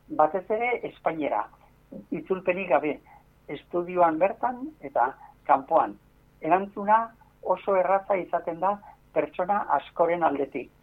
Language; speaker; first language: Basque; native; Basque